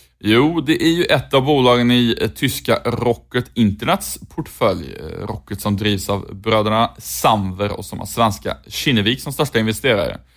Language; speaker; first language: Swedish; native; Swedish